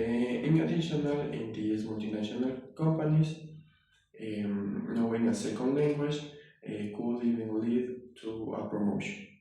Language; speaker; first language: English; non-native, learner; Spanish